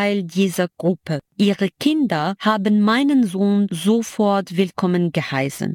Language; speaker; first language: German; non-native, fluent; Arabic